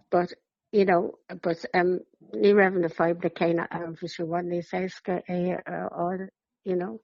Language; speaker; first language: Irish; non-native, local second language; English